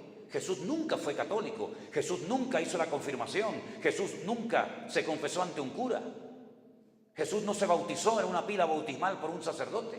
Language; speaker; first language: Spanish; native; Spanish